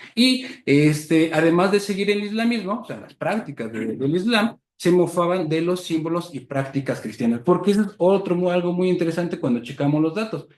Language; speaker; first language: Spanish; native; Spanish